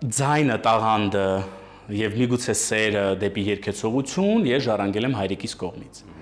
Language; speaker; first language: Armenian; early bilingual, heritage; Armenian